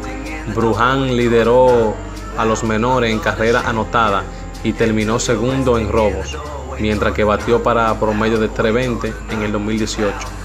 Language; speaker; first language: Spanish; native; Spanish